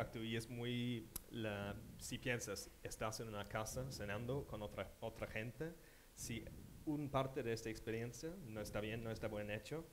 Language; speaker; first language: Spanish; non-native, fluent; English